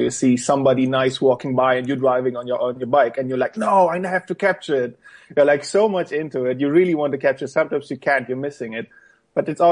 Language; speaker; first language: English; non-native, fluent; German